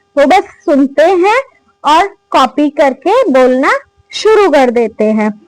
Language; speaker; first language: Hindi; native; Hindi